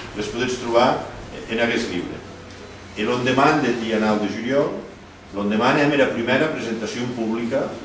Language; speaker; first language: Catalan; non-native, local second language; Occitan